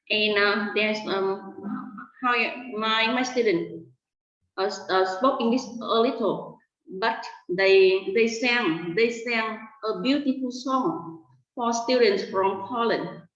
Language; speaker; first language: English; non-native, fluent; Vietnamese